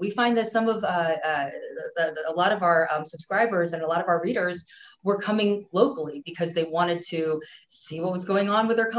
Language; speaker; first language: English; native; English